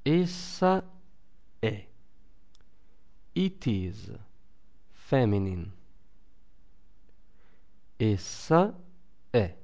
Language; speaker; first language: Italian; non-native, fluent; English